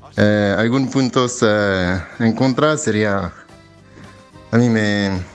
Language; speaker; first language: Spanish; non-native, fluent; French